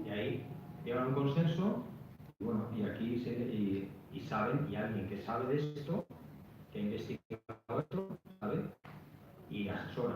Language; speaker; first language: Spanish; native; Spanish